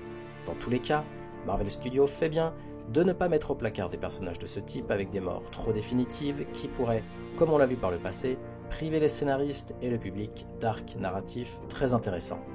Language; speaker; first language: French; native; French